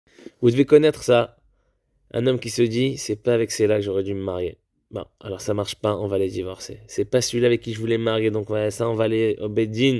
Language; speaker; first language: French; native; French